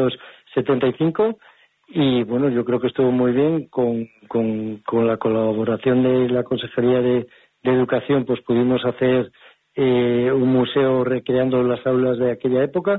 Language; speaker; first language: Spanish; native; Spanish